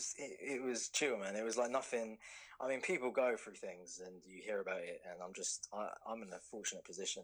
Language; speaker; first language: English; native; English